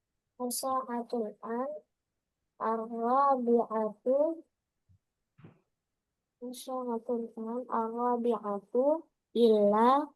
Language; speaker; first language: Arabic; non-native, learner; Indonesian